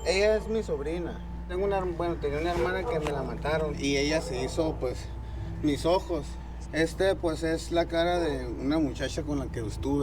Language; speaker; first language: Spanish; native; Spanish